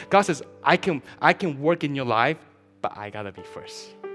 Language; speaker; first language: English; early bilingual, other home language; Chinese